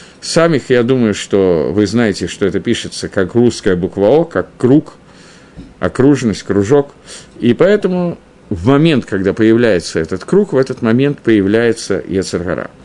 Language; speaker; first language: Russian; early bilingual, heritage; Russian